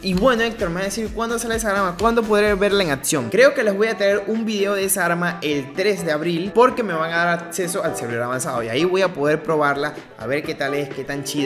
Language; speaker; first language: Spanish; native; Spanish